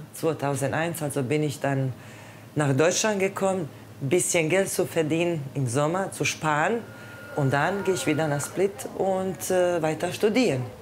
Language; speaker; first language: German; non-native, fluent; Croatian